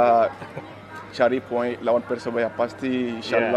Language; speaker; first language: Indonesian; non-native, learner; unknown